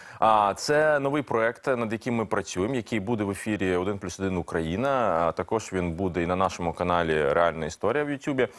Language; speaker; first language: Ukrainian; non-native, local second language; Russian